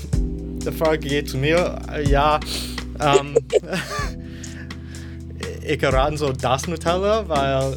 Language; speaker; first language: German; non-native, learner; English